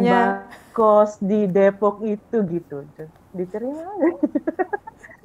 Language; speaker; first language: Indonesian; non-native, fluent; Filipino